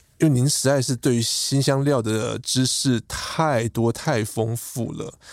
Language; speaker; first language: Chinese; native; Chinese